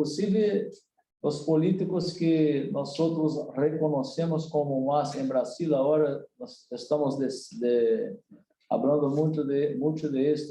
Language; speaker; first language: Spanish; non-native, learner; Portuguese